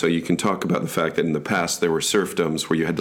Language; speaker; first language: English; native; English